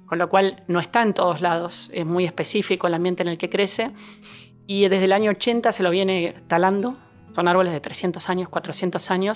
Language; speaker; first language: Spanish; native; Spanish